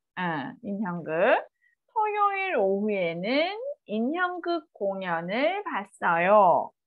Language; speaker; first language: Korean; native; Korean